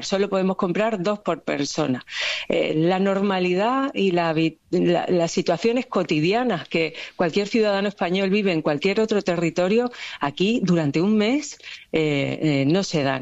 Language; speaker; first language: Spanish; native; Spanish